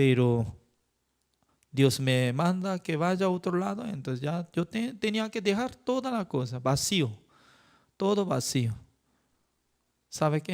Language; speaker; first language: Spanish; non-native, fluent; Korean